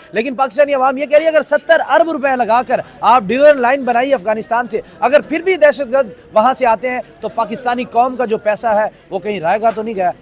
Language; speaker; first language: Urdu; native; Urdu